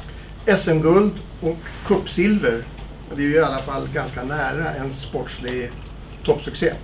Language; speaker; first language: Swedish; native; Swedish